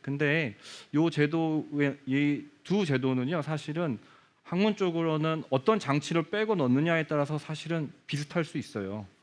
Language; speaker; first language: Korean; native; Korean